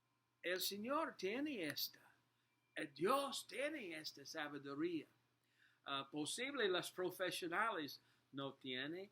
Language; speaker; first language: Spanish; non-native, learner; English